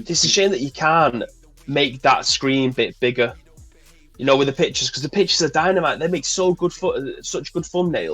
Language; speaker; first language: English; native; English